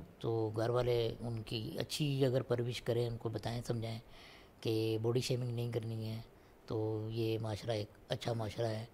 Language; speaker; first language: Urdu; non-native, local second language; Punjabi